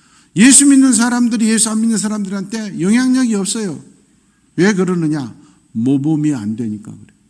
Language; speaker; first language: Korean; native; Korean